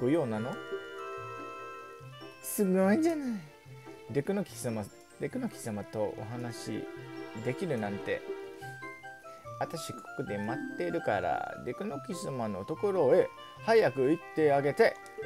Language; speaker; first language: Japanese; non-native, learner; English